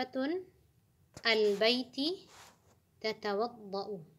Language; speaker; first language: Arabic; non-native, fluent; Indonesian